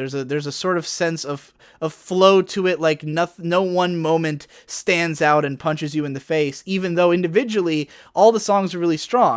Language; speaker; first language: English; native; English